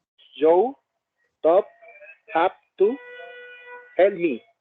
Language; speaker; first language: English; non-native, learner; Spanish